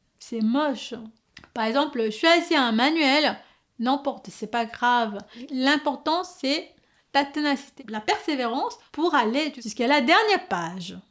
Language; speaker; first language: French; non-native, fluent; Korean